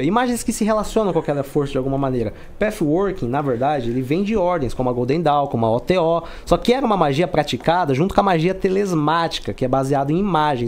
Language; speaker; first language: Portuguese; native; Portuguese